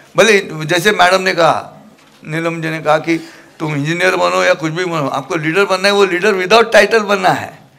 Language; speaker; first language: Hindi; non-native, local second language; Marathi